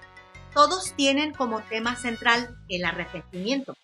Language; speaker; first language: Spanish; native; Spanish